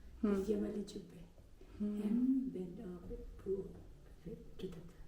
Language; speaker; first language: Turkish; non-native, learner; Malay